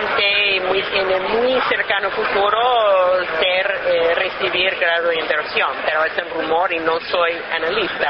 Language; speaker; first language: Spanish; non-native, fluent; English